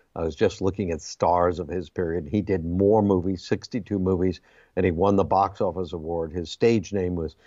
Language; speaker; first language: English; native; English